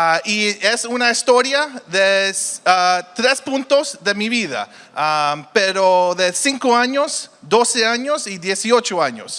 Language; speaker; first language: Spanish; early bilingual, heritage; Spanish